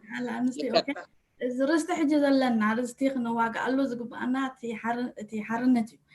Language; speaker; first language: Tigrinya; early bilingual, heritage; Tigrinya